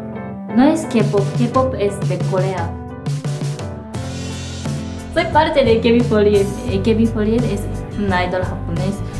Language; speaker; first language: Spanish; non-native, learner; Japanese